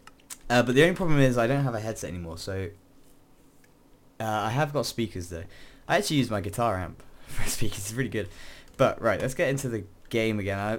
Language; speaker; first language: English; native; English